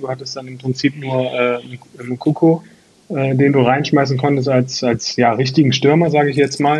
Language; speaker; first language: German; native; German